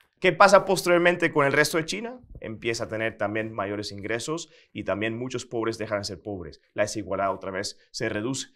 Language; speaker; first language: Spanish; non-native, fluent; Dutch